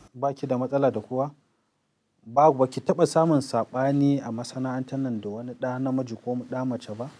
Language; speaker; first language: Hausa; native; Hausa